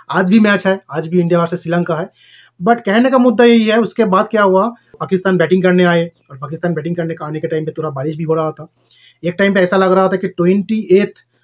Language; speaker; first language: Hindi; non-native, local second language; Bangla